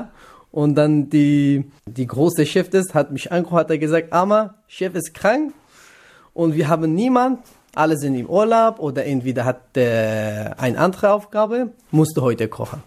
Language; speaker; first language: German; non-native, learner; Kurdish